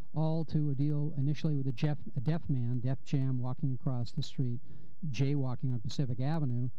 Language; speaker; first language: English; native; English